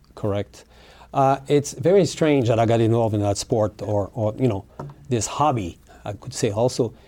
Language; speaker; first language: English; non-native, fluent; French